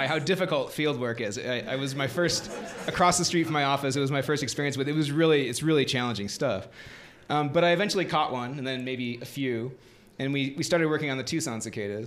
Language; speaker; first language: English; native; English